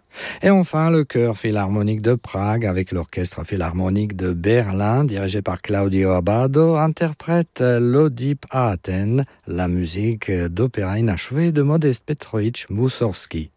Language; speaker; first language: French; native; French